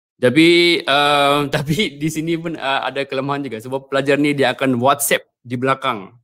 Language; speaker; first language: Malay; native; Malay